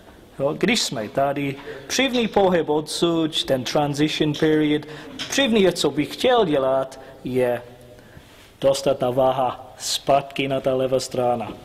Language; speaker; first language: Czech; non-native, learner; English